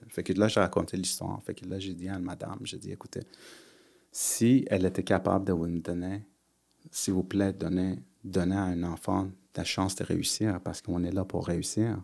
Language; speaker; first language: French; early bilingual, other home language; Persian